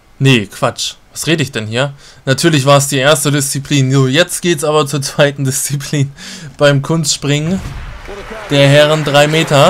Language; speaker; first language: German; native; German